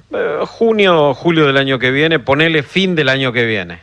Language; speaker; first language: Spanish; native; Spanish